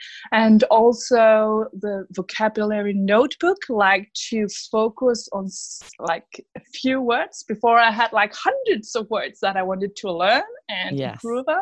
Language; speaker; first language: English; non-native, fluent; Danish